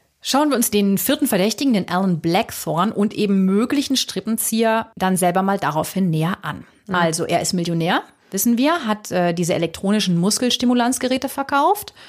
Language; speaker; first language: German; native; German